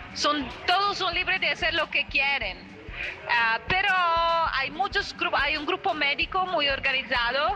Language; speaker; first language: Spanish; non-native, fluent; Italian